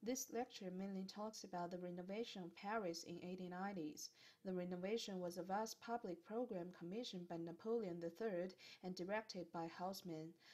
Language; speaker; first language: English; non-native, fluent; Chinese